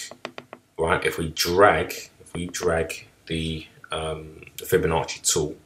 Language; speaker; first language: English; native; English